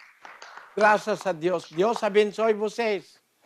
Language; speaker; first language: Portuguese; non-native, learner; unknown